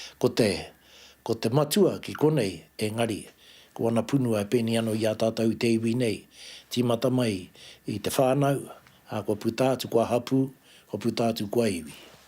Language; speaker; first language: Māori; native; Māori